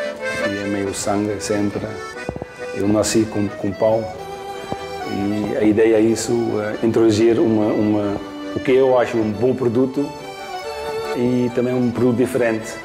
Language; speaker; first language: Portuguese; non-native, learner; Dutch